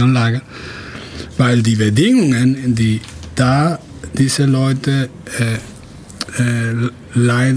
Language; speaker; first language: German; non-native, fluent; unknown